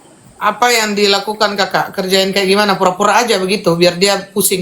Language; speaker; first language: Indonesian; native; Indonesian